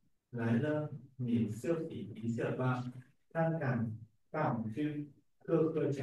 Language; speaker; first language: Chinese; non-native, learner; Vietnamese